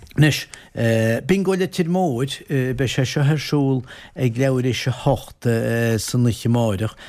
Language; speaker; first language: Irish; native; Irish